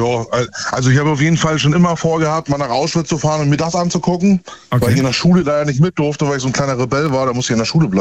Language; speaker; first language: German; native; German